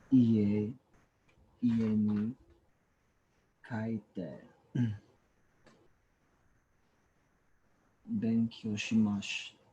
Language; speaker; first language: Japanese; non-native, learner; English